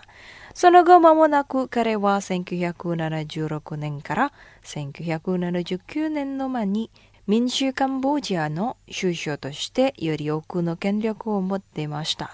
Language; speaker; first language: Japanese; non-native, learner; Indonesian